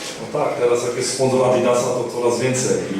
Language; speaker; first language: Polish; early bilingual, heritage; Polish